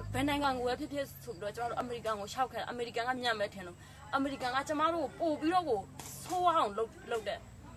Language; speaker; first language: Burmese; native; Burmese